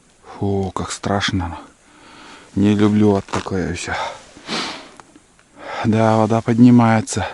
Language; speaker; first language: Russian; native; Russian